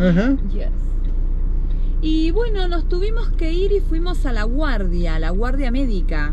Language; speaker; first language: Spanish; native; Spanish